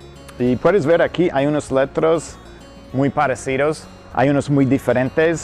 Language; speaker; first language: Spanish; non-native, fluent; English